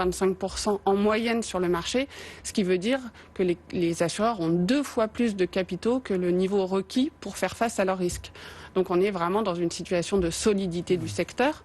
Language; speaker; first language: French; native; French